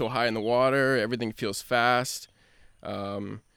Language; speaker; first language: English; native; English